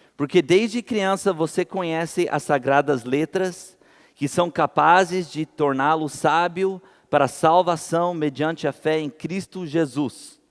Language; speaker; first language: Portuguese; non-native, fluent; English